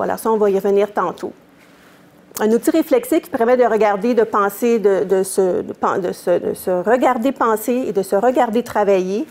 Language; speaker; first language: French; native; French